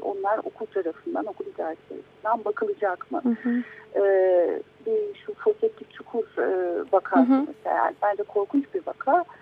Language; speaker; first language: Turkish; native; Turkish